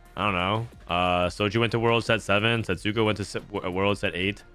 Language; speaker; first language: English; native; English